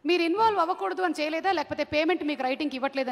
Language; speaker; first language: Telugu; native; Telugu